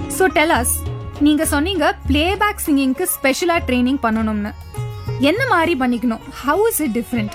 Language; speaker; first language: Tamil; native; Tamil